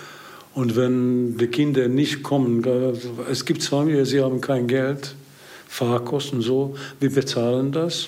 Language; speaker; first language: German; non-native, learner; Hungarian